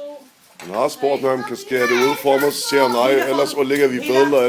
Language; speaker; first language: Danish; non-native, fluent; Arabic